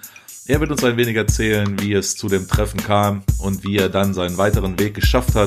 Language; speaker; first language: German; native; German